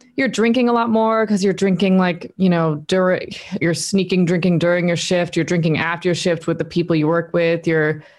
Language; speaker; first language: English; native; English